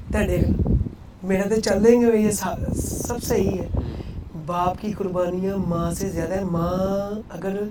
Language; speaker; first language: Urdu; non-native, local second language; Punjabi